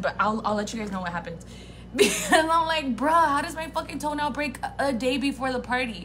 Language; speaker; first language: English; early bilingual, other home language; Spanish